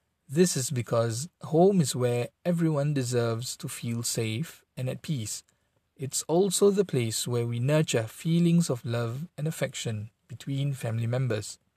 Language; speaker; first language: English; non-native, local second language; Malay